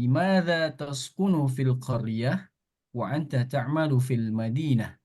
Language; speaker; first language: Arabic; non-native, learner; Indonesian